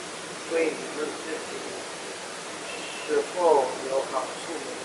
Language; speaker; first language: Chinese; non-native, learner; Indonesian